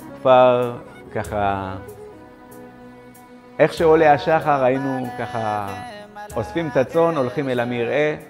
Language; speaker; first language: Hebrew; non-native, fluent; Amharic